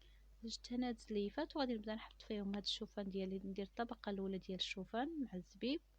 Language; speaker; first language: Arabic; native; Arabic